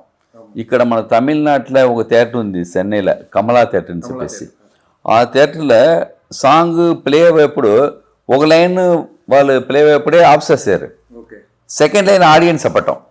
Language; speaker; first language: Telugu; non-native, learner; Tamil